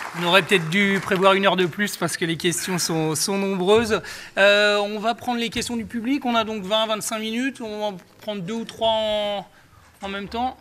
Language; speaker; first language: French; native; French